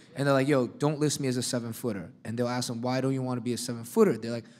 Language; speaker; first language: English; native; English